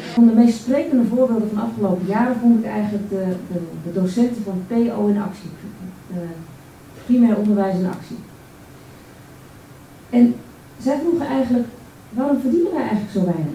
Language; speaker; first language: Dutch; native; Dutch